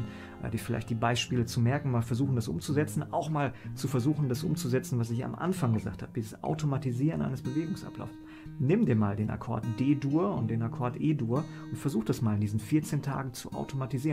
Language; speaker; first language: German; native; German